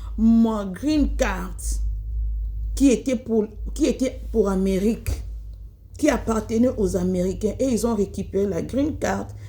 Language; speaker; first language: French; non-native, local second language; Lingala